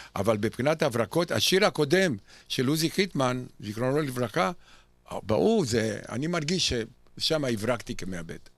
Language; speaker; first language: Hebrew; non-native, fluent; Romanian